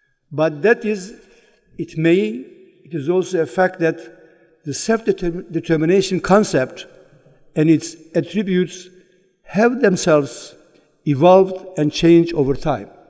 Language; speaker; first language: English; non-native, fluent; Turkish